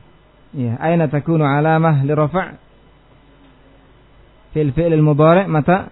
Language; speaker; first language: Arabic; non-native, fluent; Indonesian